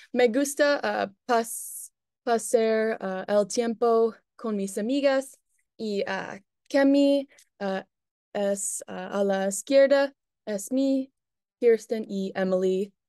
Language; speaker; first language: Spanish; non-native, learner; English